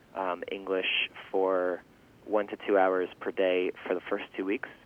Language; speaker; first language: English; early bilingual, other home language; Yiddish